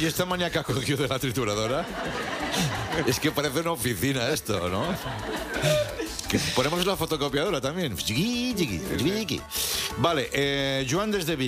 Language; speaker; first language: Spanish; native; Spanish